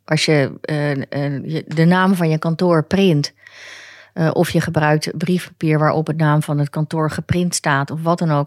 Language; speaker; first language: Dutch; native; Dutch